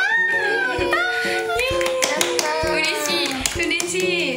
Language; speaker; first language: Japanese; native; Japanese